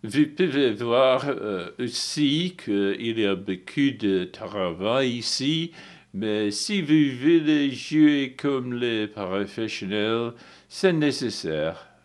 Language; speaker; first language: French; non-native, learner; English